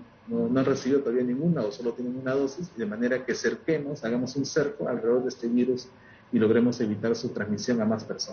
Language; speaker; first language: Spanish; native; Spanish